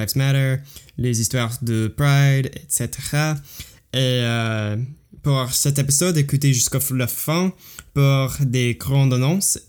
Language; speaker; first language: French; non-native, fluent; English